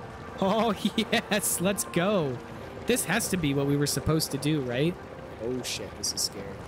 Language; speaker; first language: English; native; English